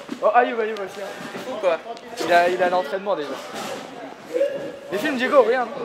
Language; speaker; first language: French; native; French